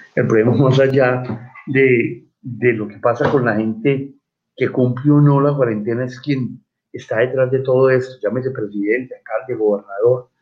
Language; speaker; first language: Spanish; native; Spanish